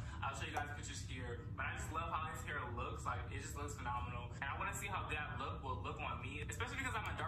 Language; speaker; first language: English; native; English